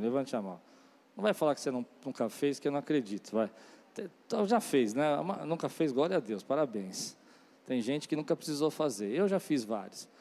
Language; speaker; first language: Portuguese; native; Portuguese